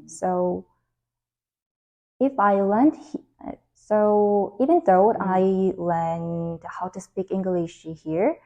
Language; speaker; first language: English; non-native, learner; Korean